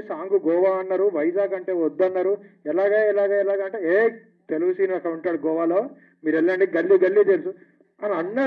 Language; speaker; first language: Telugu; native; Telugu